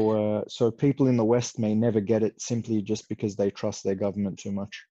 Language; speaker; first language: English; native; English